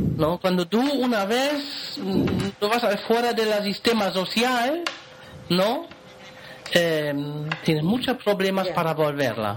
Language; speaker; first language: Spanish; non-native, fluent; German